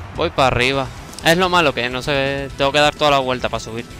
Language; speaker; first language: Spanish; native; Spanish